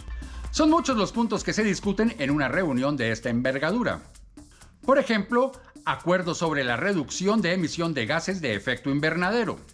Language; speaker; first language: Spanish; native; Spanish